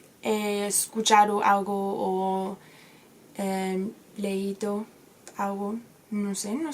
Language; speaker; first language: Spanish; non-native, learner; English